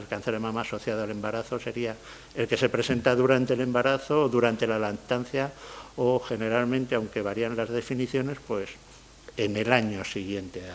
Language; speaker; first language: Spanish; native; Spanish